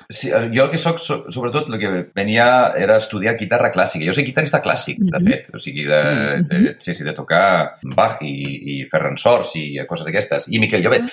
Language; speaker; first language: Catalan; non-native, fluent; Icelandic